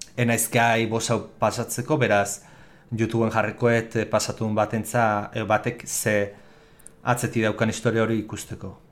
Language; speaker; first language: Basque; native; Basque